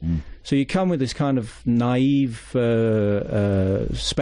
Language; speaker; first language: English; native; English